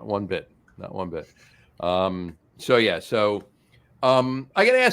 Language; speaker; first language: English; native; English